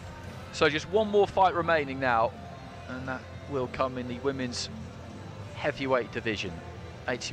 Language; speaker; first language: English; native; English